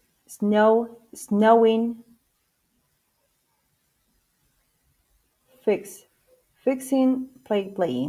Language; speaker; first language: English; non-native, fluent; Spanish